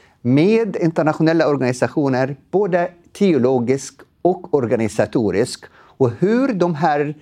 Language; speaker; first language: Swedish; non-native, fluent; Arabic